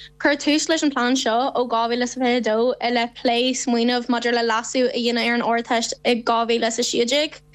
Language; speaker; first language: Irish; non-native, local second language; English